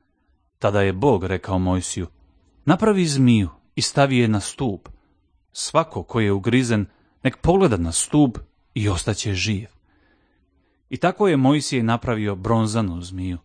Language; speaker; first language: Serbian; native; Serbian